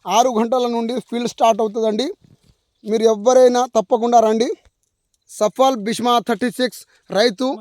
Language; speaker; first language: Telugu; non-native, local second language; Lambadi